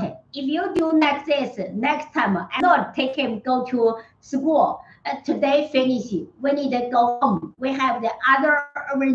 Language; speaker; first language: English; non-native, learner; Chinese